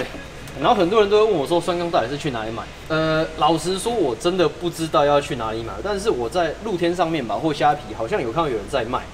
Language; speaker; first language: Chinese; native; Chinese